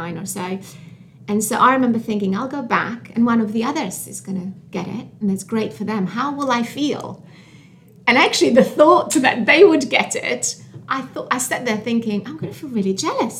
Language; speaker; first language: English; non-native, fluent; Albanian